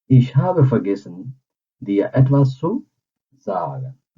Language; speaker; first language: German; non-native, fluent; Urdu